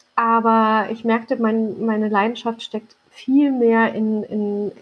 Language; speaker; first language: German; early bilingual, other home language; Turkish